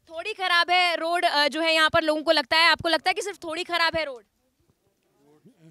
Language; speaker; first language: Hindi; native; Hindi